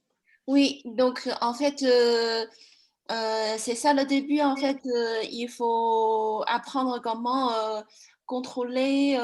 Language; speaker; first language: French; non-native, fluent; Chinese